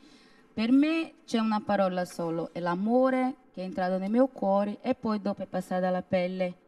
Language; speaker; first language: Italian; non-native, fluent; Portuguese